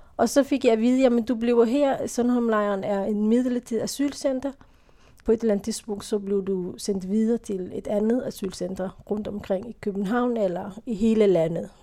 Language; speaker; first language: Danish; non-native, fluent; Somali